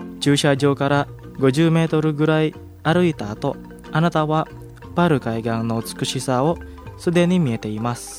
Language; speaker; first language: Japanese; non-native, fluent; Indonesian